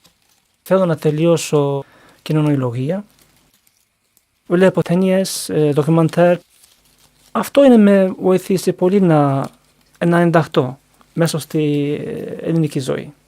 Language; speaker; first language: Greek; non-native, learner; Turkish